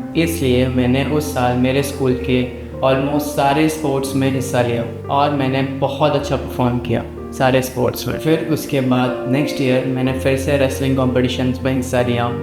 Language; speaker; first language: Hindi; native; Hindi